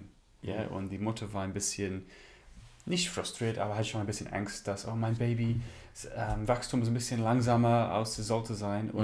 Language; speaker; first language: German; non-native, learner; English